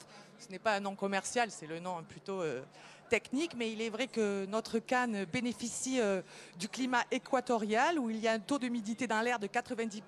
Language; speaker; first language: French; native; French